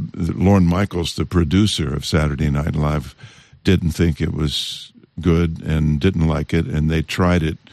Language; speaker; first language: English; native; English